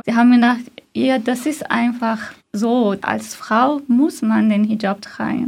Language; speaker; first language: German; non-native, fluent; Persian